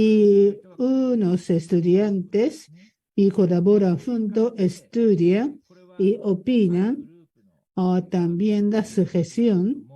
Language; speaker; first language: Spanish; non-native, learner; Japanese